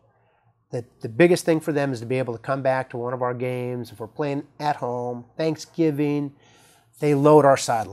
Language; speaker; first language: English; native; English